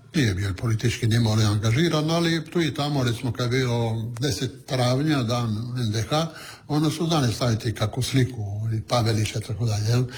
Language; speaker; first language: Croatian; non-native, local second language; Italian